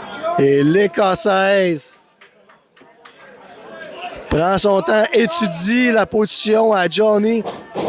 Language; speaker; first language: French; native; French